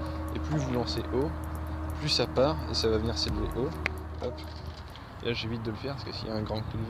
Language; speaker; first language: French; native; French